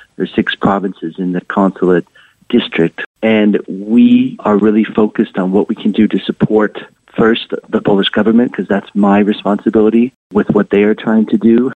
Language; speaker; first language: English; native; English